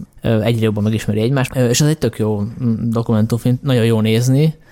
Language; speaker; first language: Hungarian; native; Hungarian